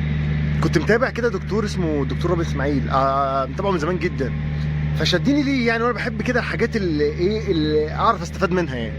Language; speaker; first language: Arabic; native; Arabic